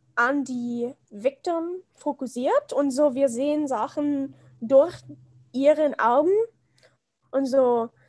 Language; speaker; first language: German; non-native, fluent; English